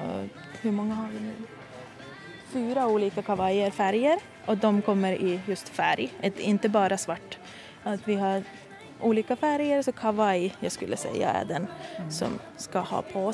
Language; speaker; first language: Swedish; non-native, fluent; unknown